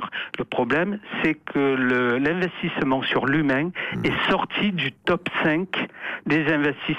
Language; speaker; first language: French; native; French